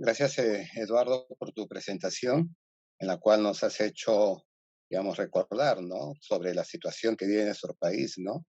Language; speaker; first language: Spanish; native; Spanish